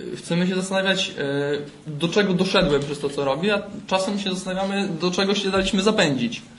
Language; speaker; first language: Polish; native; Polish